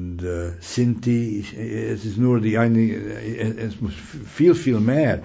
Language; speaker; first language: German; non-native, fluent; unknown